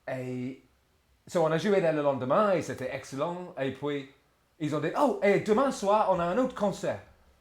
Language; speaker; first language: French; non-native, fluent; English